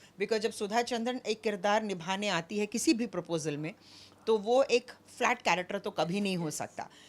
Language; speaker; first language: Hindi; non-native, local second language; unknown